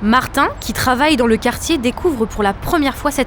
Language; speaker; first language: French; native; French